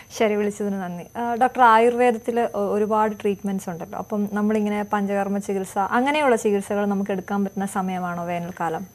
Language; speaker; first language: Malayalam; native; Malayalam